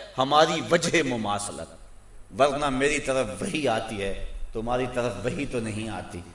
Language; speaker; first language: Urdu; native; Urdu